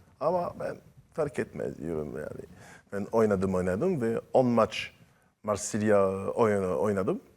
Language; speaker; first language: Turkish; non-native, learner; French